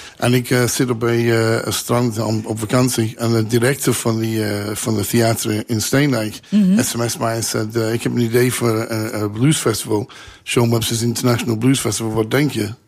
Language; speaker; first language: Dutch; non-native, learner; English